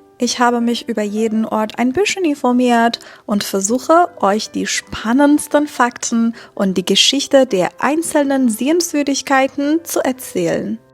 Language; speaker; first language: German; non-native, fluent; Persian